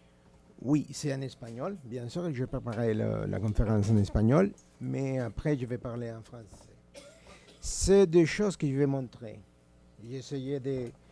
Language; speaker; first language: French; non-native, fluent; Spanish